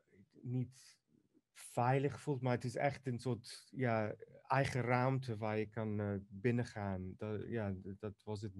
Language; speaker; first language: Dutch; non-native, fluent; Greek